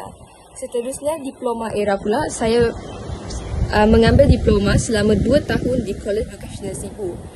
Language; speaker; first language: Malay; native; Malay